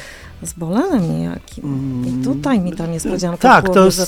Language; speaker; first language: Polish; native; Polish